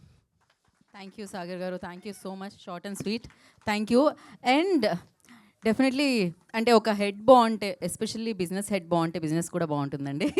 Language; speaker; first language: Telugu; native; Telugu